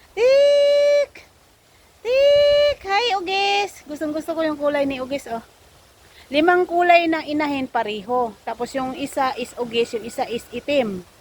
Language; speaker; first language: Filipino; non-native, local second language; Cebuano